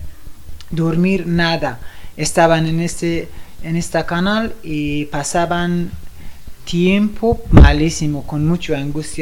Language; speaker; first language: Spanish; non-native, fluent; Persian